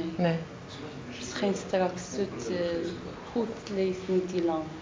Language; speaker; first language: Dutch; non-native, learner; Arabic